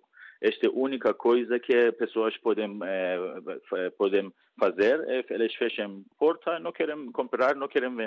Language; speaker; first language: Portuguese; non-native, learner; Persian